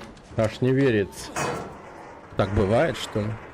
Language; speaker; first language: Russian; native; Russian